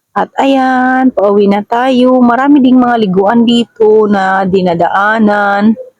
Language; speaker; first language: Filipino; non-native, local second language; Cebuano